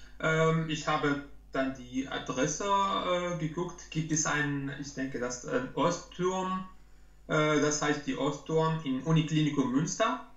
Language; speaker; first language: German; non-native, learner; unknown